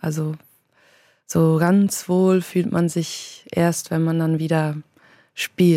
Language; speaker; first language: German; native; German